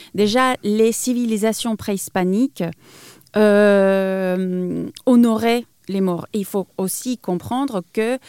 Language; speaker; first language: French; non-native, fluent; Spanish